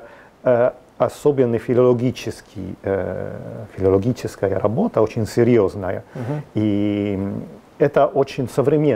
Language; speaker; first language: Russian; non-native, fluent; Italian